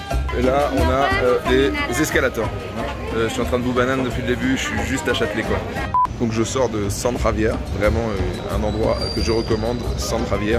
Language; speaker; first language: French; native; French